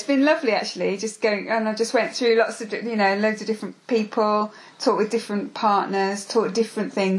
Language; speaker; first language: English; native; English